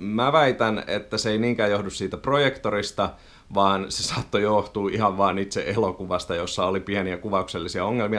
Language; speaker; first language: Finnish; native; Finnish